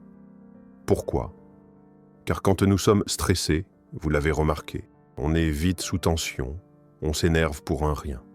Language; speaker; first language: French; native; French